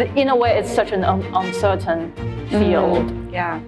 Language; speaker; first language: English; non-native, fluent; Chinese